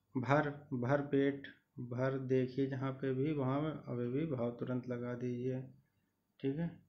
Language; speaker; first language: Hindi; native; Hindi